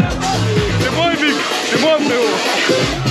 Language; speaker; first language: French; native; French